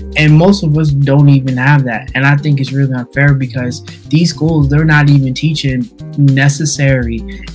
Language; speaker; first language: English; native; English